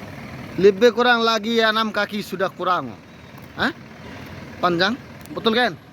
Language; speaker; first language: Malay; non-native, learner; Bangla